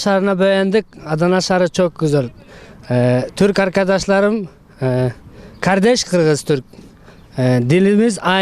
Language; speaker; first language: Turkish; non-native, learner; Kyrgyz